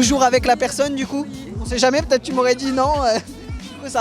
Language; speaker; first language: French; native; French